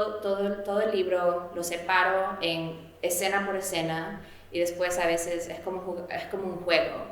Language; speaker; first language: Spanish; early bilingual, heritage; Spanish